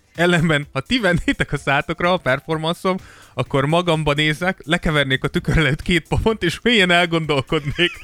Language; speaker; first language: Hungarian; native; Hungarian